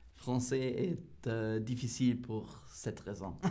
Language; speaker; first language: French; non-native, fluent; English